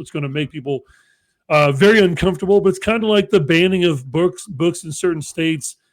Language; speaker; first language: English; native; English